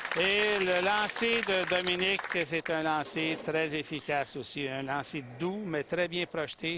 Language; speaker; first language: French; native; French